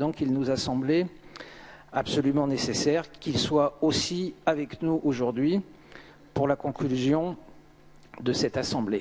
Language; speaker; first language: French; native; French